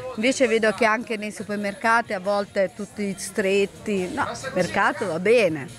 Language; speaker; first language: Italian; native; Italian